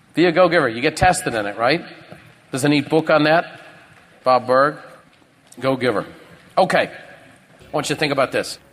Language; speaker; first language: English; native; English